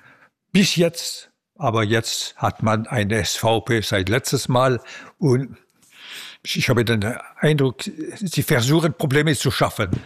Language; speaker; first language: German; non-native, local second language; French